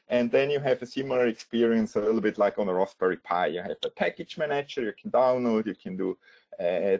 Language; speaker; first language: English; non-native, fluent; German